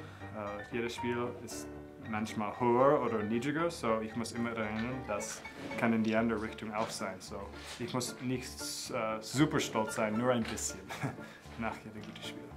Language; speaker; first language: German; non-native, fluent; English